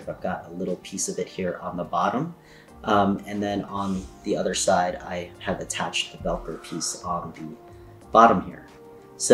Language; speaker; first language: English; native; English